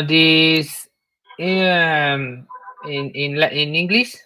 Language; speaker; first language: English; non-native, learner; Spanish